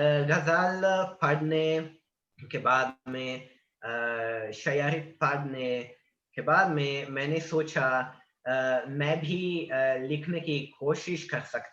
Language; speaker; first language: Hindi; non-native, learner; Italian